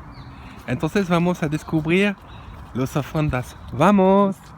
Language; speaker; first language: Spanish; non-native, learner; French